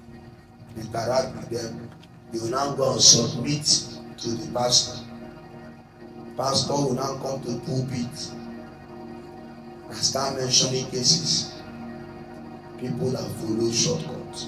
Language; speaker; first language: English; non-native, local second language; Igbo